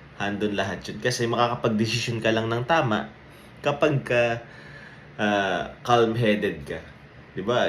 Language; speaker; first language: Filipino; native; Filipino